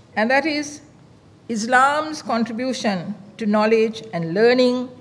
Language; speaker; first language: English; non-native, local second language; Sinhala